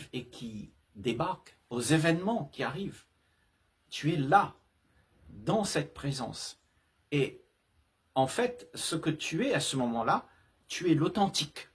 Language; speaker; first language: French; native; French